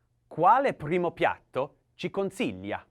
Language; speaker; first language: Italian; non-native, learner; English